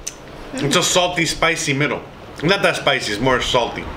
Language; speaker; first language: English; native; English